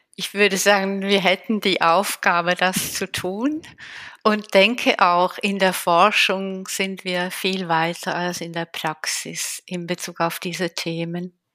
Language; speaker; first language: German; native; German